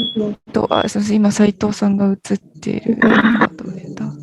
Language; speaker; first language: Japanese; native; Japanese